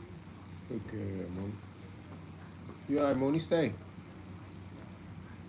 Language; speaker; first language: English; native; English